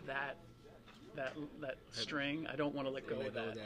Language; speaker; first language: English; early bilingual, other home language; German